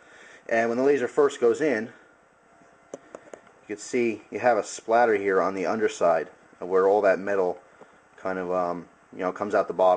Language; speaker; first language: English; native; English